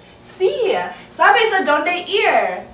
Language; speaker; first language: Spanish; non-native, learner; English